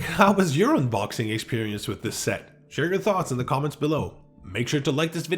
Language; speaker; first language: English; native; English